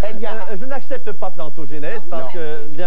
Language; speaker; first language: French; native; French